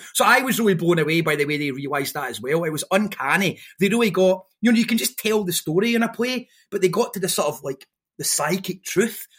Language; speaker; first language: English; native; English